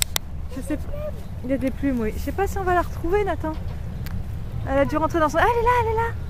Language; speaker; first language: French; native; French